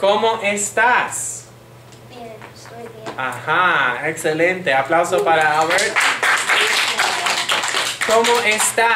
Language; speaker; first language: Spanish; non-native, fluent; English